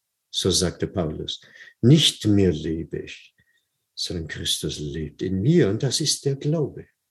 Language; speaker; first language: German; non-native, fluent; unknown